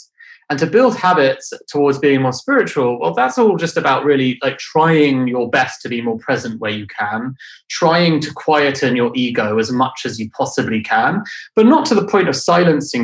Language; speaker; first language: English; native; English